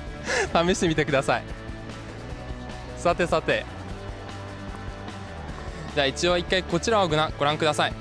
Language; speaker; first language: Japanese; early bilingual, heritage; Japanese